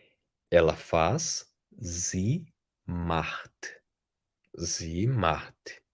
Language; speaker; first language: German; non-native, fluent; Portuguese